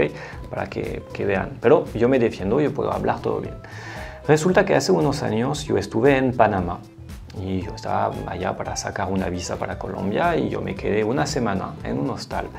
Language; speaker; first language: Spanish; non-native, fluent; French